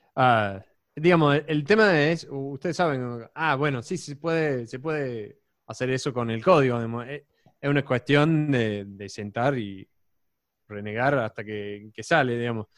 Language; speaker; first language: Spanish; non-native, fluent; English